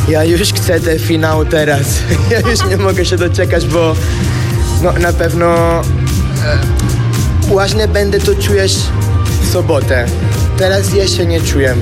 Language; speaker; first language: Polish; non-native, learner; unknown